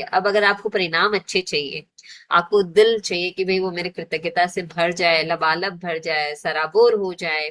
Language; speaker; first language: Hindi; native; Hindi